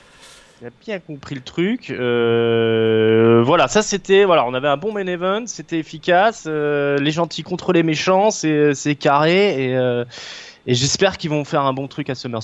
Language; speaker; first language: French; native; French